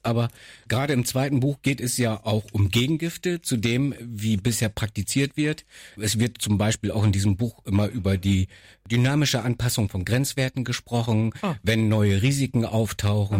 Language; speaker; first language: German; native; German